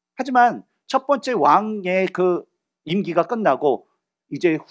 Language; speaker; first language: Korean; native; Korean